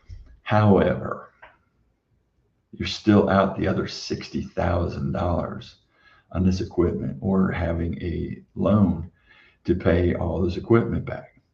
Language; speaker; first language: English; native; English